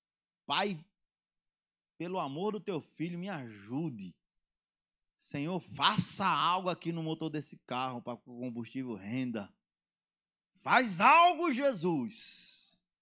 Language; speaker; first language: Portuguese; native; Portuguese